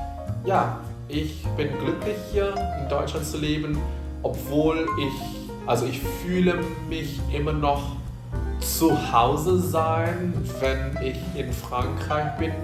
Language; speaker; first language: German; non-native, fluent; Indonesian